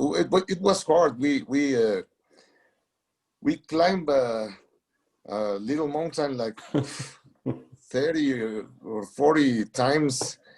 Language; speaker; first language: English; non-native, learner; Spanish